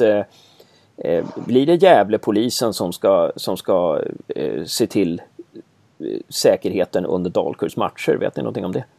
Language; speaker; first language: Swedish; native; Swedish